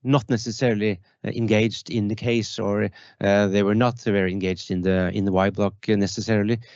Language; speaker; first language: English; non-native, fluent; Norwegian